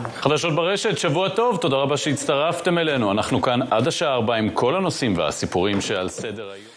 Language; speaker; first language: Hebrew; native; Hebrew